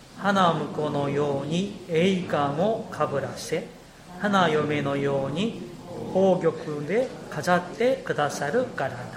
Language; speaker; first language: Japanese; non-native, fluent; Korean